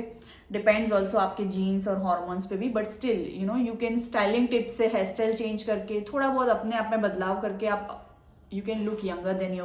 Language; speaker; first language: Hindi; native; Hindi